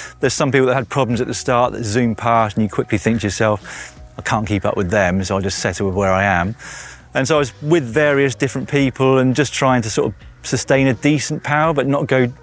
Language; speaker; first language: English; native; English